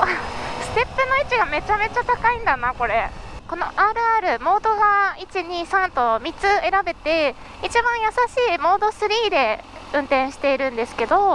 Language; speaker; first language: Japanese; native; Japanese